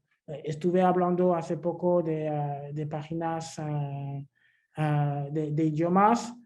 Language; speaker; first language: Spanish; non-native, fluent; French